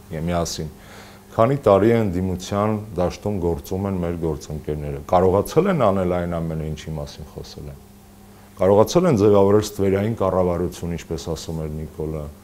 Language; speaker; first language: Armenian; native; Armenian